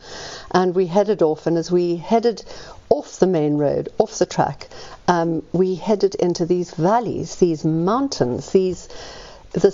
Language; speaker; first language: English; native; English